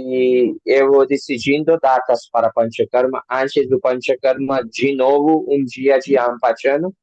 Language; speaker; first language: Portuguese; non-native, learner; Hindi